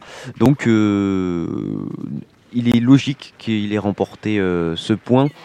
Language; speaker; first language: French; native; French